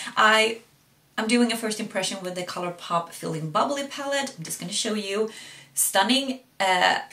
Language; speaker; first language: English; non-native, fluent; Swedish